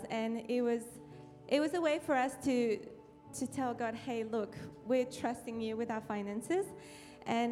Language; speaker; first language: English; non-native, fluent; French